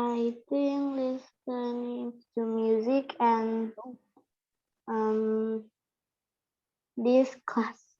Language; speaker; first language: English; non-native, learner; Indonesian